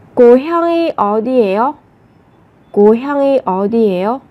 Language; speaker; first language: Korean; non-native, fluent; Vietnamese